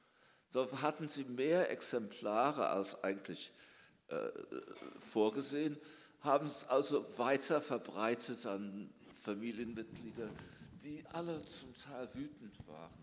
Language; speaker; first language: German; early bilingual, heritage; German